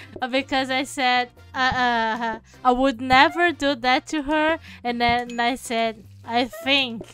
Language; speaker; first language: English; non-native, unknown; Portuguese